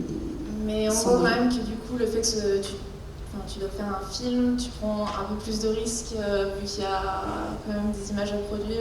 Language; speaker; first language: French; native; French